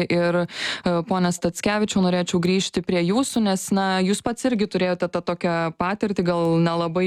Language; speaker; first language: Lithuanian; native; Lithuanian